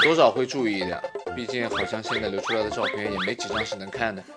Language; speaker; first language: Chinese; native; Chinese